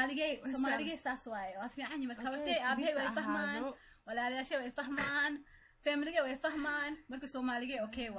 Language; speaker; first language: Somali; early bilingual, heritage; Somali